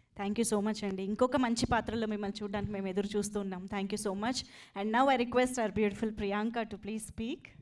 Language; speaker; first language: Telugu; native; Telugu